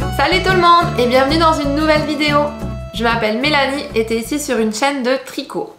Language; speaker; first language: French; native; French